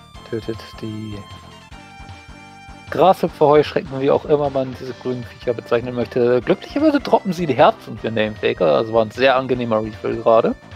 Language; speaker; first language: German; native; German